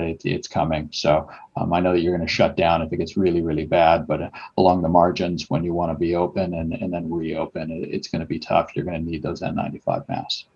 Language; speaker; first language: English; native; English